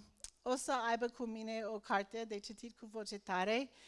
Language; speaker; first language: Romanian; non-native, learner; English